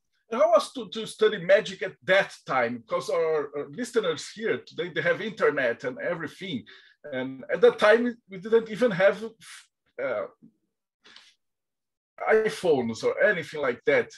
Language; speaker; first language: English; non-native, fluent; Portuguese